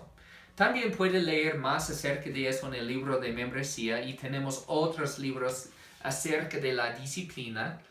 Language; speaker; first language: Spanish; non-native, fluent; English